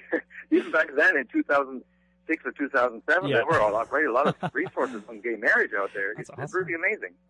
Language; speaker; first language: English; non-native, fluent; German